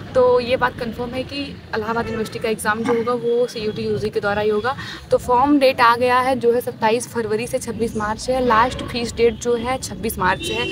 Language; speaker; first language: Hindi; native; Hindi